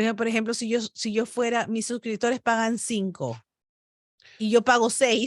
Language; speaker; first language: Spanish; native; Spanish